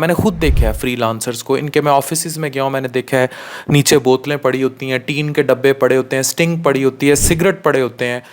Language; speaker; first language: Urdu; native; Urdu